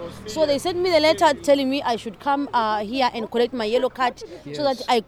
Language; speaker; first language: English; non-native, local second language; Shona